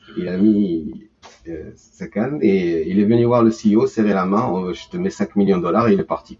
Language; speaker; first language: French; early bilingual, heritage; French